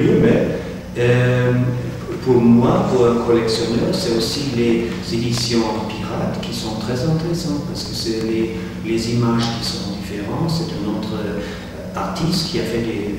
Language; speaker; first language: French; non-native, fluent; German